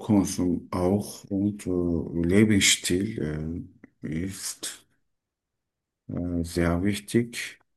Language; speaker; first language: German; non-native, learner; Turkish